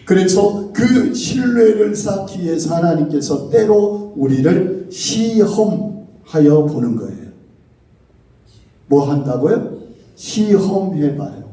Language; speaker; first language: Korean; native; Korean